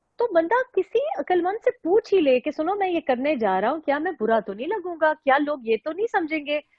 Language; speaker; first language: Urdu; non-native, local second language; Pashto